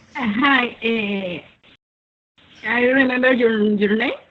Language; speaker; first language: English; non-native, learner; Spanish